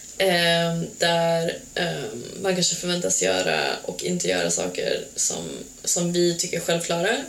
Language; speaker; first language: Swedish; early bilingual, other home language; Hungarian